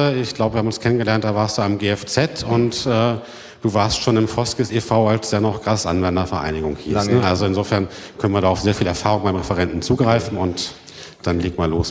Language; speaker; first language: German; native; German